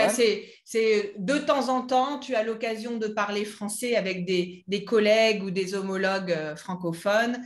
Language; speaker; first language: French; native; French